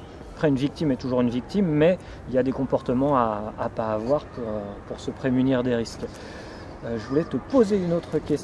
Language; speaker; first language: French; native; French